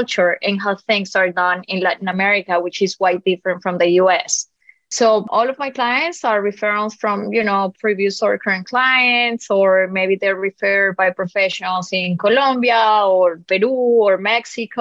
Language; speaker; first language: English; non-native, fluent; Spanish